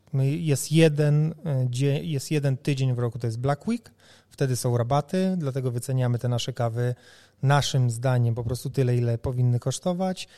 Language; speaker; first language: Polish; native; Polish